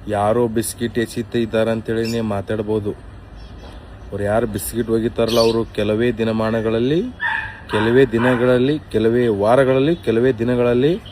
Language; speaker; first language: Kannada; native; Kannada